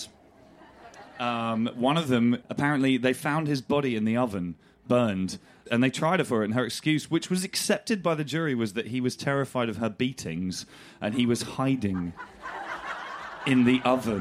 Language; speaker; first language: English; native; English